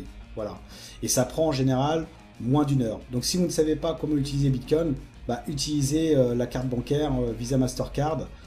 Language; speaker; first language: French; native; French